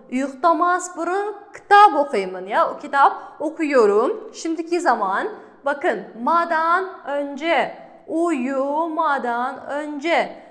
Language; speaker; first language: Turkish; non-native, fluent; Kazakh